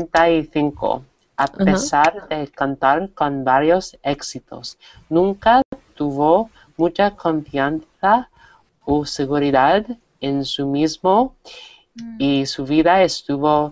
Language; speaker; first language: Spanish; non-native, learner; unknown